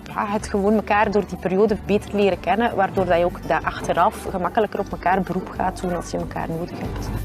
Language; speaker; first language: Dutch; native; Dutch